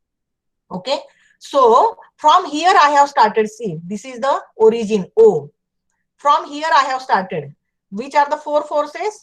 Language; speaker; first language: English; non-native, local second language; Marathi